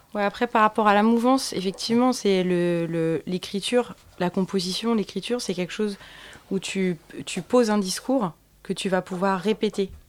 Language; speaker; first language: French; native; French